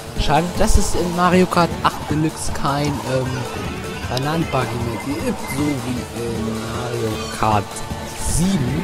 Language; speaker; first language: German; native; German